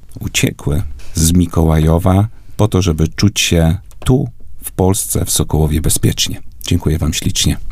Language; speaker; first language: Polish; native; Polish